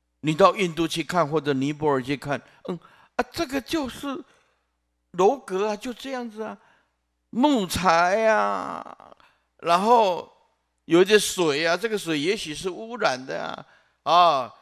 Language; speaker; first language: Chinese; non-native, local second language; Min Nan Chinese